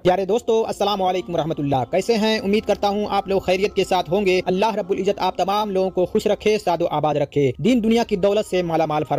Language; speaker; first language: Hindi; native; Hindi